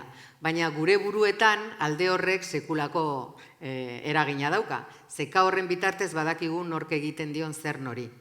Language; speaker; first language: Basque; native; Basque